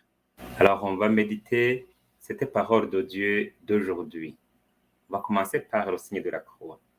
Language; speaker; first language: French; non-native, fluent; Spanish